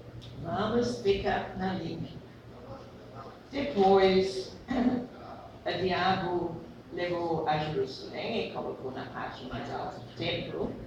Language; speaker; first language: Portuguese; non-native, fluent; English